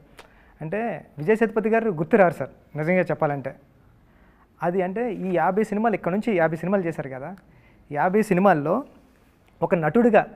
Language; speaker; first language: Telugu; native; Telugu